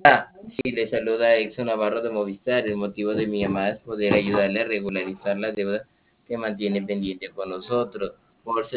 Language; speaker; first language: Spanish; native; Spanish